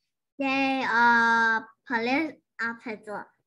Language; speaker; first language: English; non-native, learner; Vietnamese